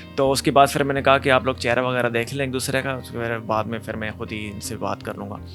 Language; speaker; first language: Urdu; non-native, local second language; Punjabi